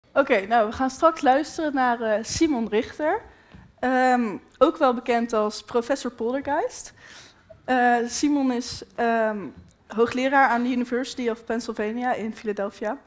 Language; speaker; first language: Dutch; native; Dutch